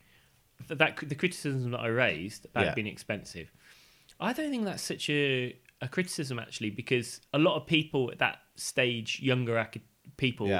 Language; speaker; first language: English; native; English